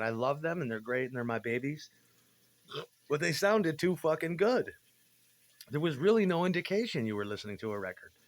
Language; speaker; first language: English; native; English